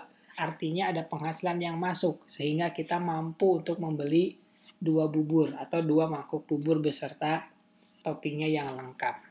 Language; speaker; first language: Indonesian; native; Indonesian